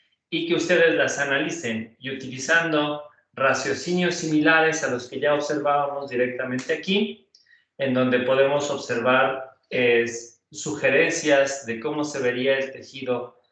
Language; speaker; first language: Spanish; native; Spanish